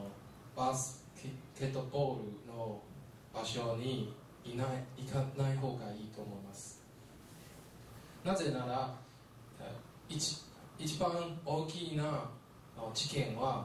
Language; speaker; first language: Japanese; non-native, learner; Chinese